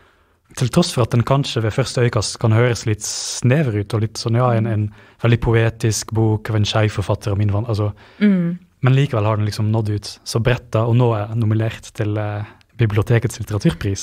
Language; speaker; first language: Norwegian; native; Norwegian